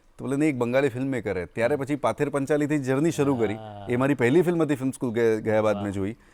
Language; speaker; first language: Gujarati; non-native, local second language; Marwari